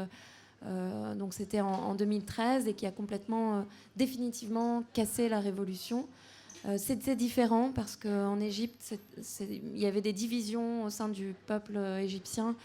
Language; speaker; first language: French; native; French